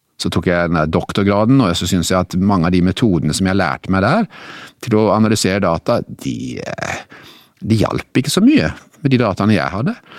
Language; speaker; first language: Norwegian; native; Norwegian